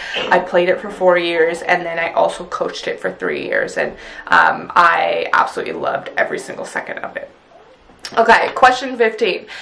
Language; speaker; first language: English; early bilingual, other home language; Punjabi